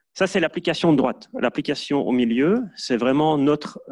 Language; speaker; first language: French; native; French